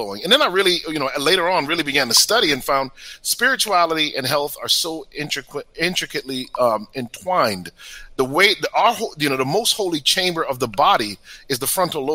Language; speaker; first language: English; native; English